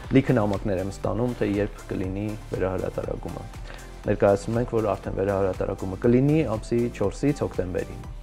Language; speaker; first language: Armenian; early bilingual, heritage; Armenian